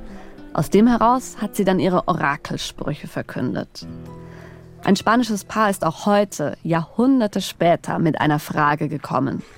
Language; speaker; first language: German; native; German